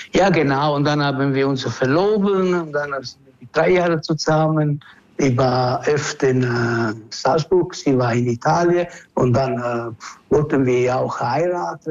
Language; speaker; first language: German; non-native, fluent; Italian